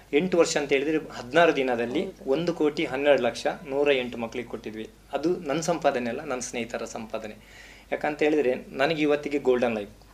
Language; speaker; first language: Kannada; non-native, local second language; Tulu